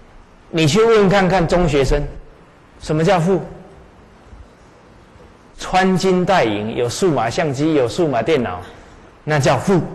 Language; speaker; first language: Chinese; native; Chinese